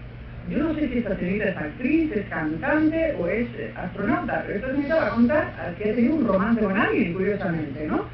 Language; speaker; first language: Spanish; native; Spanish